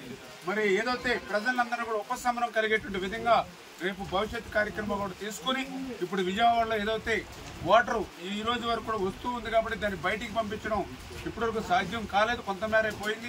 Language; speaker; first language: Telugu; native; Telugu